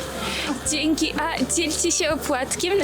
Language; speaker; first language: Polish; native; Polish